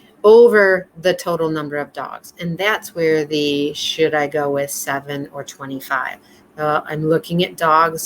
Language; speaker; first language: English; native; English